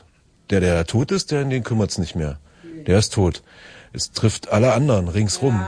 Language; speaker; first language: German; native; German